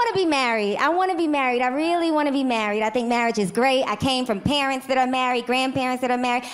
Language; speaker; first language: English; native; English